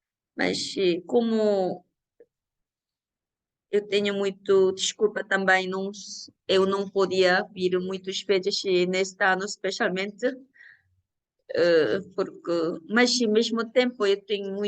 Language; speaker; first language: Portuguese; non-native, learner; Korean